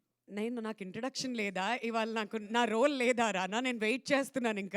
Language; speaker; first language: Telugu; native; Telugu